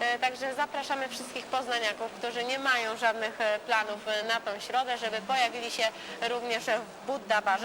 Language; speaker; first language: Polish; native; Polish